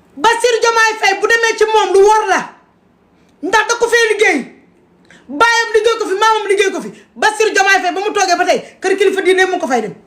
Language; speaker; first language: Wolof; non-native, local second language; Fula